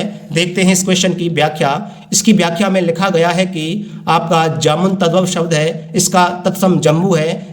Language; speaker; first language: Hindi; native; Hindi